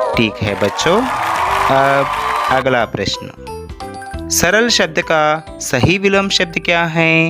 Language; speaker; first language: Hindi; non-native, local second language; Telugu